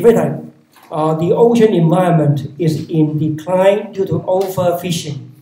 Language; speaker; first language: English; non-native, local second language; Cantonese